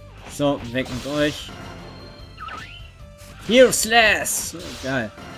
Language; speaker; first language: German; native; German